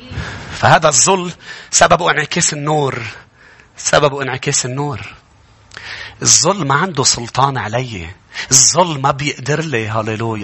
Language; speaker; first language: Arabic; native; Arabic